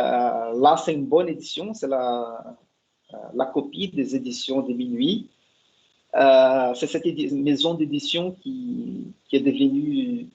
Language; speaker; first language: French; non-native, fluent; Portuguese